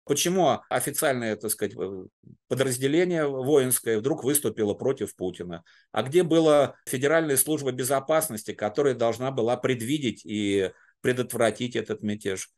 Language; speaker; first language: Russian; native; Russian